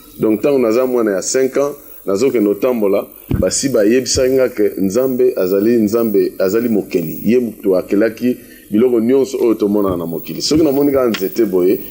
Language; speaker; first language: Lingala; non-native, local second language; Kituba (Democratic Republic of Congo)